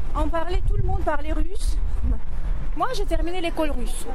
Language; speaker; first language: French; non-native, fluent; Azerbaijani